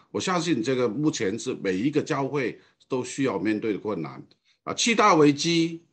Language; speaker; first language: Chinese; non-native, fluent; Cantonese